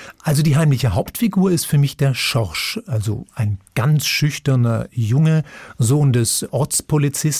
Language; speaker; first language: German; native; German